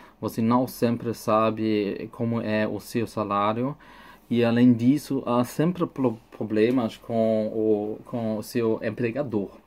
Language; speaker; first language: Portuguese; non-native, fluent; German